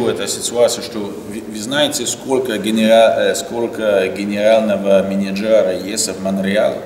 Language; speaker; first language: Russian; non-native, learner; French